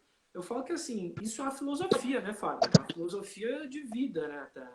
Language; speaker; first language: Portuguese; native; Portuguese